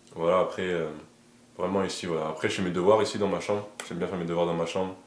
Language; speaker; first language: French; native; French